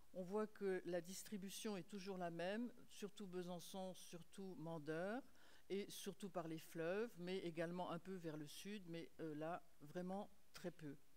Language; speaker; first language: French; native; French